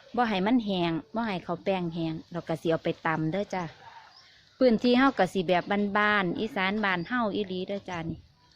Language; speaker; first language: Thai; native; Thai